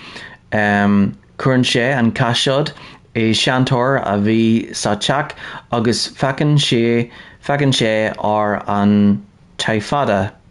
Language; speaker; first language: Irish; non-native, learner; English